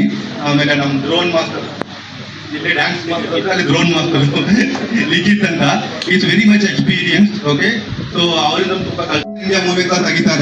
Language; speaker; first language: Kannada; non-native, local second language; Malayalam